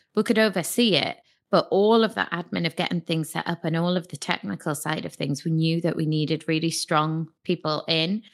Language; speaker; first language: English; native; English